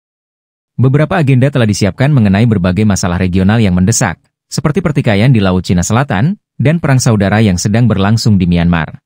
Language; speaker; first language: Indonesian; native; Indonesian